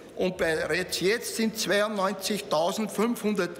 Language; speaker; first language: German; native; German